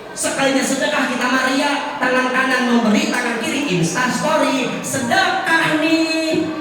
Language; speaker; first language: Indonesian; non-native, local second language; Sundanese